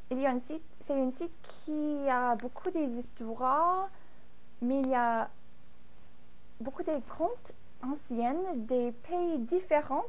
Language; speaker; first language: French; non-native, fluent; English